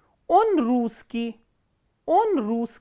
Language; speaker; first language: Russian; non-native, fluent; Hindi